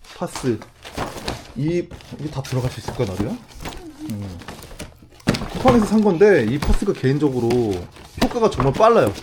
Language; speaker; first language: Korean; native; Korean